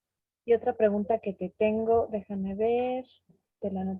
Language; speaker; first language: Spanish; native; Spanish